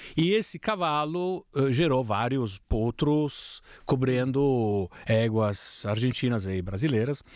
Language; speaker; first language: Portuguese; non-native, fluent; Italian